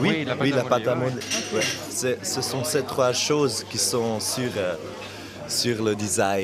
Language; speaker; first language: French; non-native, local second language; German